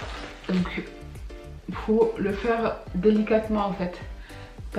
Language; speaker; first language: French; early bilingual, other home language; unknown